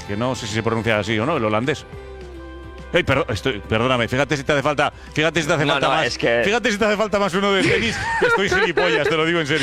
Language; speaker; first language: Spanish; native; Spanish